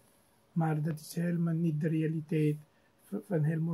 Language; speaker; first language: Dutch; non-native, fluent; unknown